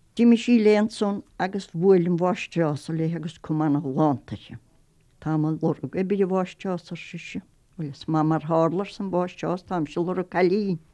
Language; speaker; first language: Irish; native; Irish